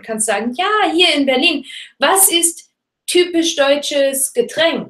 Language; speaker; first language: German; non-native, fluent; English